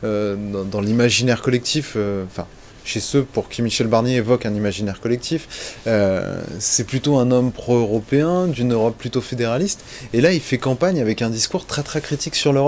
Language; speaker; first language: French; native; French